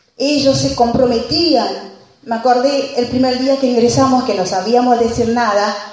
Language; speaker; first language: Spanish; non-native, fluent; Haitian Creole